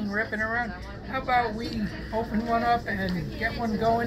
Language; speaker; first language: English; native; English